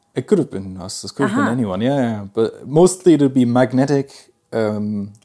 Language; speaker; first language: English; early bilingual, other home language; Pashto